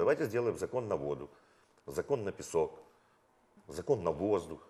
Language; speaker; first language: Russian; non-native, local second language; Ukrainian